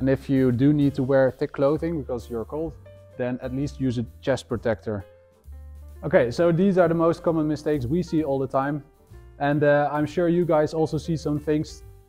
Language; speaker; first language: English; non-native, fluent; Dutch